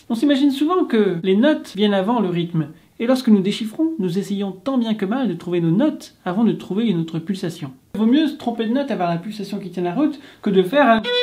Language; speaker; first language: French; native; French